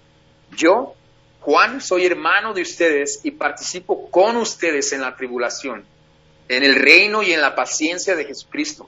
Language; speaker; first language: Spanish; native; Spanish